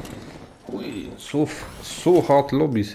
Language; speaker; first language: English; non-native, learner; German